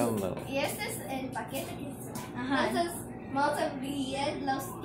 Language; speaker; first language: Spanish; early bilingual, heritage; Spanish